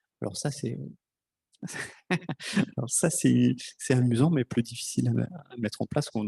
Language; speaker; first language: French; native; French